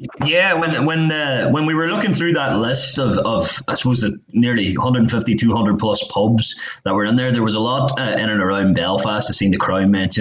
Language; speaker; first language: English; native; English